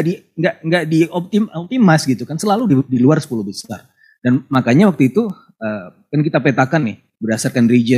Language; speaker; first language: Indonesian; native; Indonesian